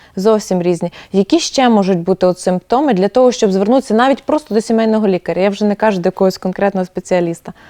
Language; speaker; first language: Ukrainian; native; Ukrainian